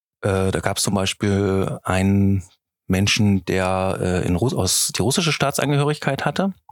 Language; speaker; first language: German; native; German